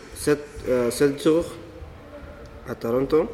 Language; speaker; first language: French; non-native, learner; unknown